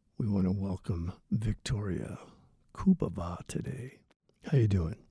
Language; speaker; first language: English; native; English